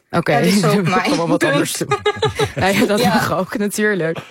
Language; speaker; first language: Dutch; native; Dutch